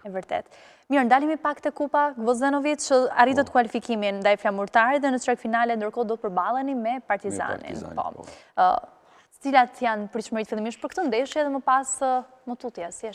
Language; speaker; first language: Albanian; native; Albanian